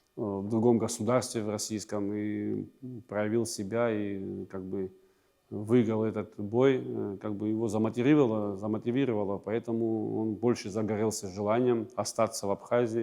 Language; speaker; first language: Russian; native; Russian